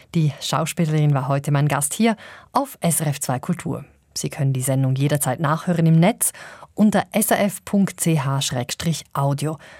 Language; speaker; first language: German; native; German